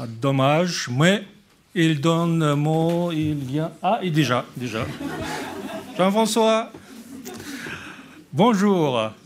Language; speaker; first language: French; non-native, learner; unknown